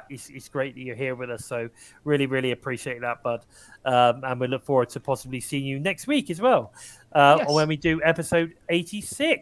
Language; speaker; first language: English; native; English